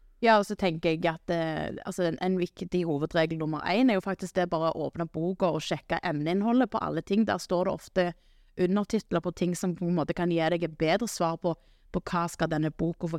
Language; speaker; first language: Norwegian; native; Norwegian